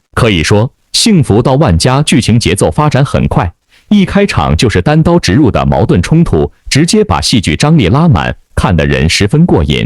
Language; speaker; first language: Chinese; native; Chinese